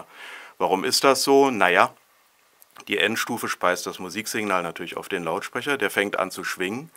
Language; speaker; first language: German; native; German